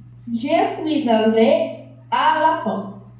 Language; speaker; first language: French; non-native, learner; Portuguese